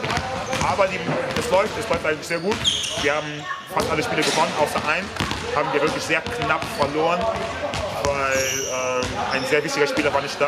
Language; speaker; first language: German; non-native, fluent; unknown